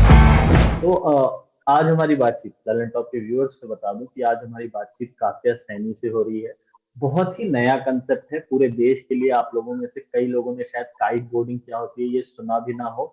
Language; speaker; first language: Hindi; native; Hindi